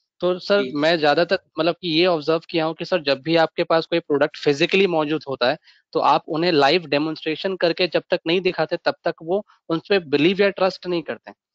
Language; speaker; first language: Hindi; native; Hindi